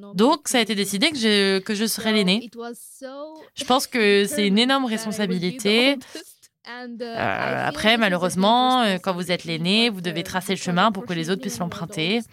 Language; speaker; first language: French; non-native, fluent; Arabic